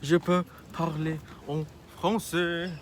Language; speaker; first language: French; non-native, learner; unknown